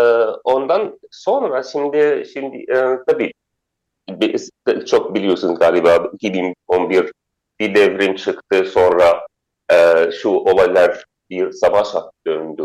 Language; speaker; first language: Turkish; non-native, fluent; Arabic